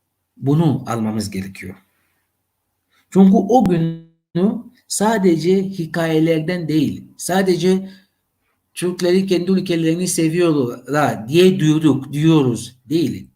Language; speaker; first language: Turkish; non-native, fluent; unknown